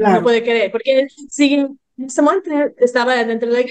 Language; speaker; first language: Spanish; early bilingual, heritage; English